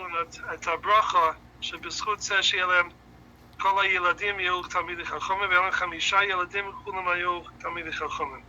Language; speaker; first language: Hebrew; non-native, fluent; English